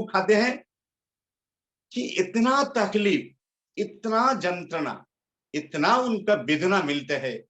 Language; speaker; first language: Hindi; non-native, local second language; Bangla